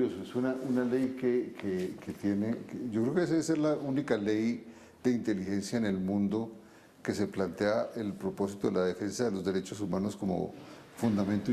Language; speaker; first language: Spanish; native; Spanish